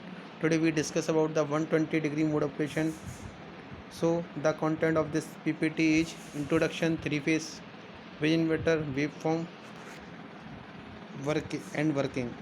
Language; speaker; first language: English; non-native, local second language; Hindi